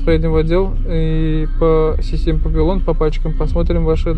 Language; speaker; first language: Russian; native; Russian